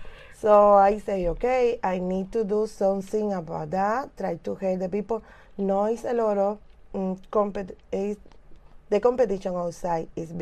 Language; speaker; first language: English; non-native, learner; Spanish